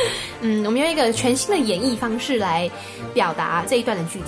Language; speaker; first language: Chinese; native; Chinese